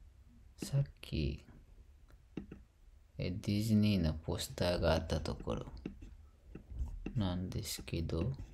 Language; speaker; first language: Japanese; non-native, fluent; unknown